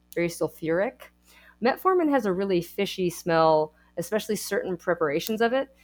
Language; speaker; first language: English; native; English